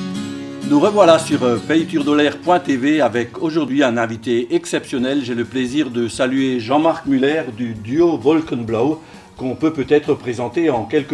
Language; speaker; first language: French; native; French